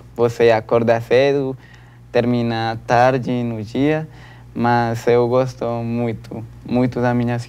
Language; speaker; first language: Portuguese; non-native, learner; Spanish